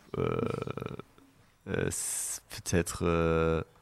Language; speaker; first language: French; non-native, learner; German